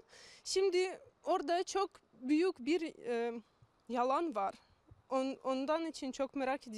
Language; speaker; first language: Turkish; non-native, learner; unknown